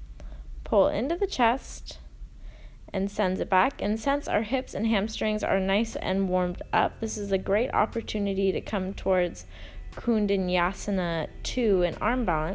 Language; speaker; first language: English; native; English